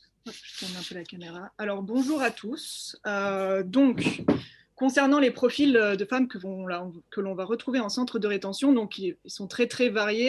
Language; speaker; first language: French; native; French